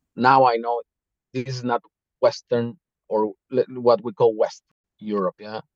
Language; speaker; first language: English; non-native, fluent; Spanish